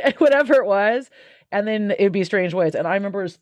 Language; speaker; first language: English; native; English